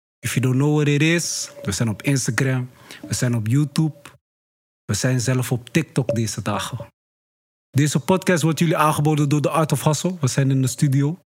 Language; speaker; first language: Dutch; early bilingual, other home language; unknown